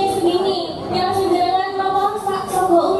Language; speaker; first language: Indonesian; non-native, local second language; Javanese